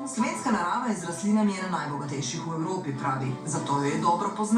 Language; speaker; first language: Slovenian; native; Slovenian